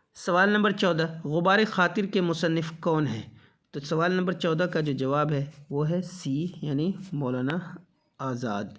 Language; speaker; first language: Urdu; native; Urdu